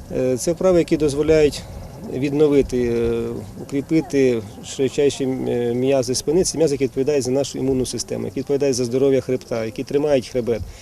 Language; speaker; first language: Ukrainian; non-native, local second language; Russian